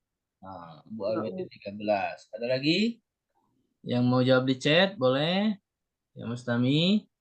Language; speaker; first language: Indonesian; native; Indonesian